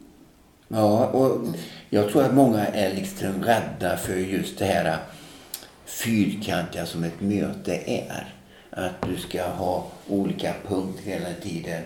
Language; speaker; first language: Swedish; native; Swedish